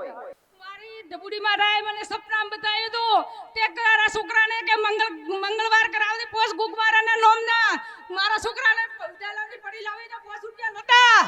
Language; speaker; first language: Gujarati; native; Gujarati